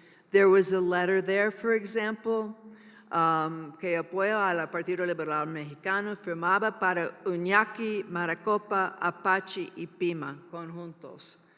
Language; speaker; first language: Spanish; non-native, learner; English